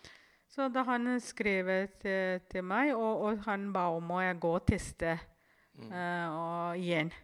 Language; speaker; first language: Norwegian; non-native, fluent; Tamil